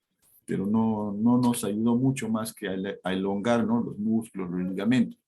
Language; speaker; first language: Spanish; native; Spanish